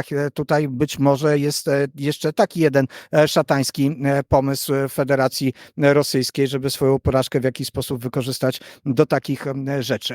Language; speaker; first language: Polish; native; Polish